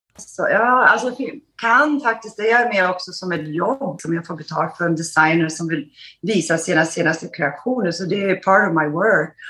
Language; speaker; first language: Swedish; native; Swedish